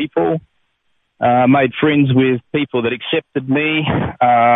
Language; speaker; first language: English; native; English